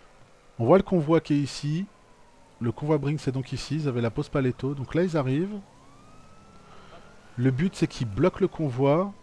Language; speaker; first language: French; native; French